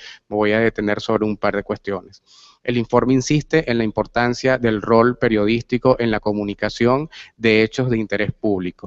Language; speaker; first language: Spanish; native; Spanish